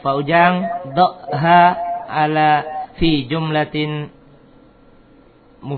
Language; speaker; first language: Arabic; non-native, fluent; Indonesian